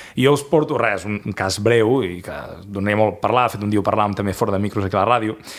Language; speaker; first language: Catalan; native; Catalan